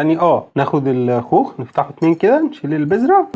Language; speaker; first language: Arabic; native; Arabic